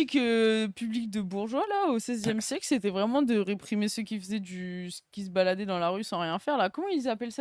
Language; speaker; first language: French; native; French